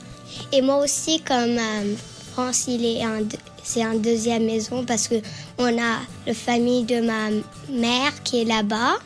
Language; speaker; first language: French; early bilingual, heritage; French